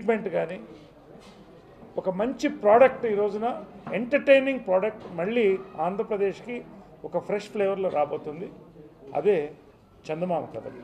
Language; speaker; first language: Telugu; native; Telugu